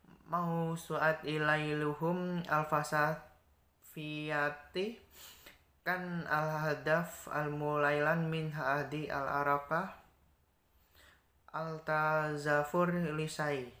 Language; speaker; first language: Arabic; non-native, learner; Indonesian